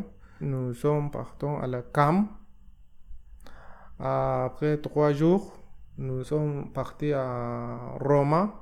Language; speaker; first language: French; non-native, learner; Arabic